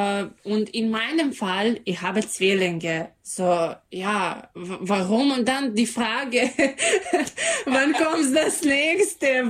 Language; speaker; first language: German; non-native, learner; Serbian